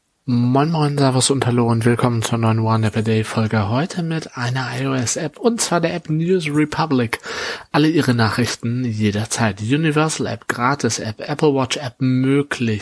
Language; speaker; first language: German; native; German